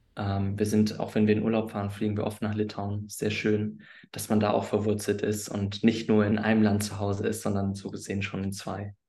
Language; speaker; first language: German; native; German